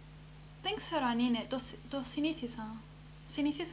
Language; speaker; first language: Greek; early bilingual, heritage; Greek